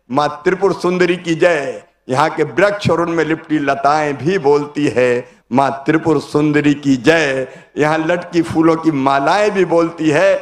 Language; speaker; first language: Hindi; native; Hindi